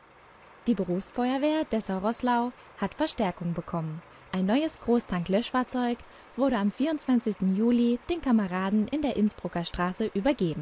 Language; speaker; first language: German; native; German